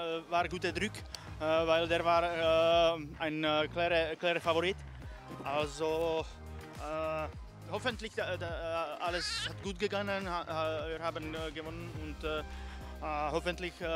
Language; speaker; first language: German; non-native, learner; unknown